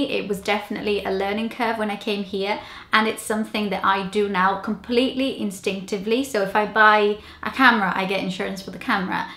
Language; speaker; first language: English; non-native, fluent; Portuguese